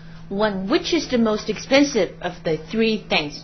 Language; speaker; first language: English; non-native, fluent; Chinese